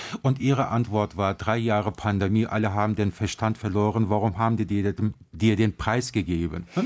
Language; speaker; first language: German; early bilingual, other home language; Turkish